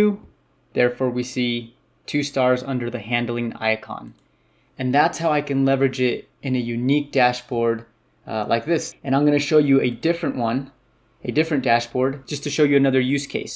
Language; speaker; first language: English; native; English